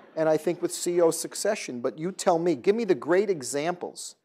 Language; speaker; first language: English; native; English